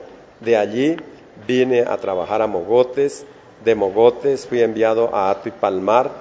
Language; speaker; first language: Spanish; native; Spanish